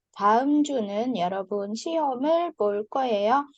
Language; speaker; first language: Korean; non-native, fluent; Indonesian